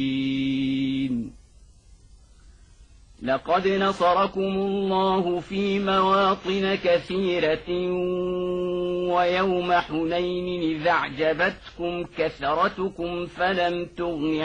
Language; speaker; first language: Arabic; native; Arabic